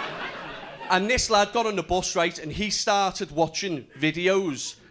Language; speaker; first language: English; native; English